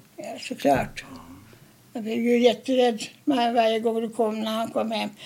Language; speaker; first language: Swedish; early bilingual, other home language; German